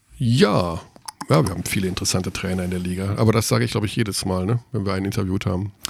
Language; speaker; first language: German; native; German